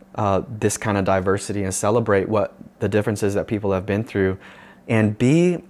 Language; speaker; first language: English; native; English